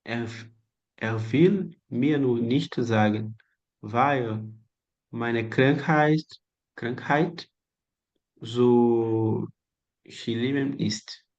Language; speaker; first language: German; non-native, learner; Portuguese